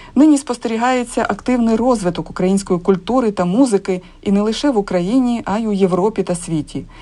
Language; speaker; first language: Ukrainian; native; Ukrainian